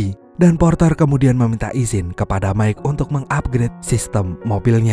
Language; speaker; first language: Indonesian; native; Indonesian